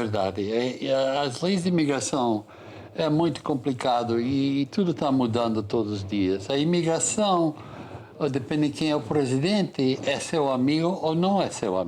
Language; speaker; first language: Portuguese; non-native, fluent; English